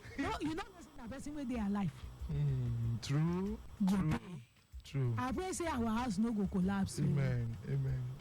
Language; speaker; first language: Nigerian Pidgin; non-native, local second language; Yoruba